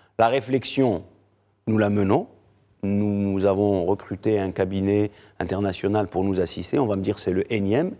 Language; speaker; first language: French; non-native, local second language; Arabic